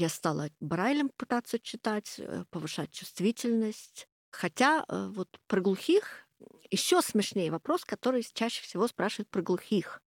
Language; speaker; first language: Russian; non-native, fluent; English